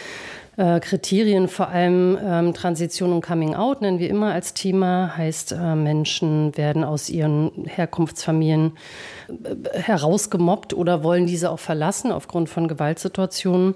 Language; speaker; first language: German; native; German